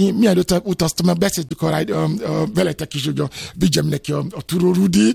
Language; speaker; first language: Hungarian; non-native, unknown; Yoruba